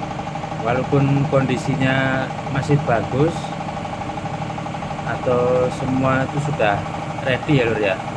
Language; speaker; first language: Indonesian; non-native, local second language; Javanese